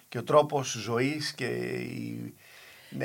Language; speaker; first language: Greek; native; Greek